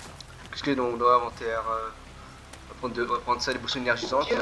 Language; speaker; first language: French; native; French